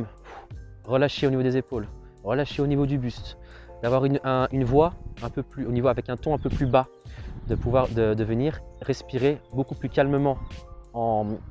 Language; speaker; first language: French; native; French